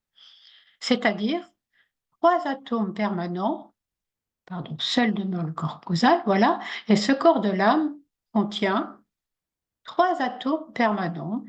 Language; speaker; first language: French; native; French